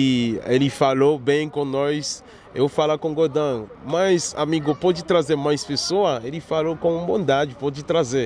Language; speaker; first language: Portuguese; non-native, learner; Haitian Creole